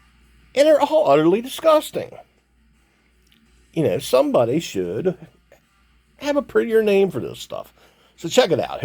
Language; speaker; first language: English; native; English